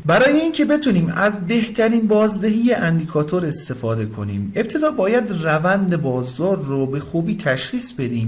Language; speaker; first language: Persian; native; Persian